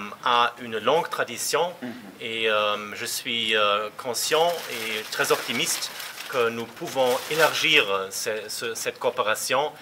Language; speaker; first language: French; non-native, fluent; German